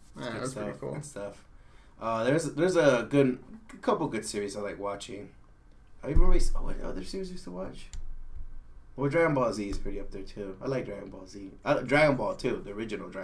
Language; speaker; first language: English; native; English